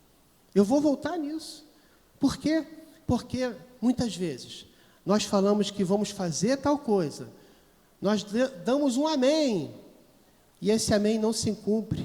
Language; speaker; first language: Portuguese; native; Portuguese